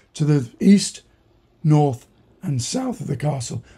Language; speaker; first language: English; native; English